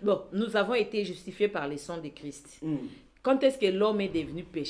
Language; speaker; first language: French; non-native, local second language; Lingala